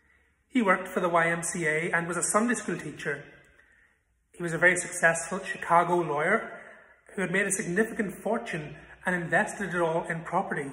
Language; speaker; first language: English; native; English